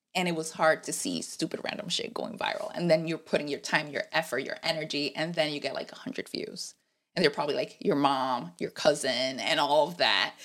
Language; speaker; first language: English; non-native, fluent; Spanish